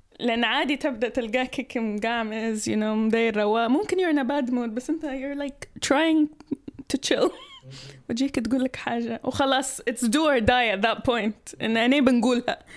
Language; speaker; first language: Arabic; early bilingual, heritage; Arabic